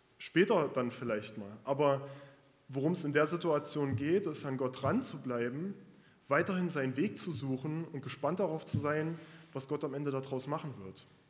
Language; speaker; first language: German; native; German